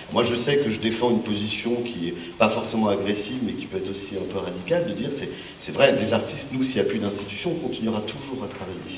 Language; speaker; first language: French; native; French